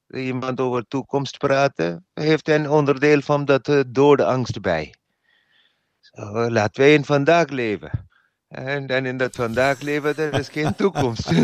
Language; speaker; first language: Dutch; non-native, learner; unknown